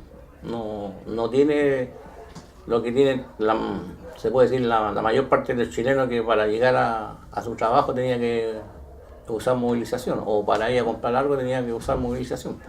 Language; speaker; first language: Spanish; native; Spanish